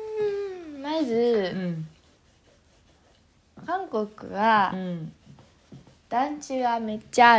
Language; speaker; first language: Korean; early bilingual, heritage; Japanese